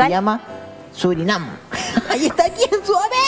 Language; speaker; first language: Spanish; native; Spanish